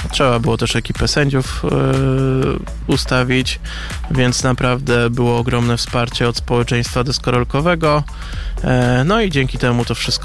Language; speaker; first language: Polish; native; Polish